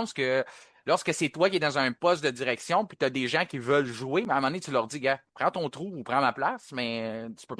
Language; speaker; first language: French; native; French